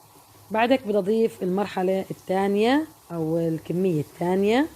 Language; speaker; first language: Arabic; native; Arabic